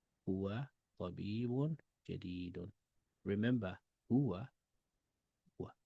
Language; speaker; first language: Arabic; non-native, fluent; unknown